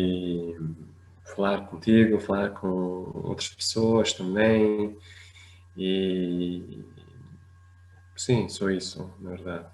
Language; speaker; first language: Portuguese; non-native, fluent; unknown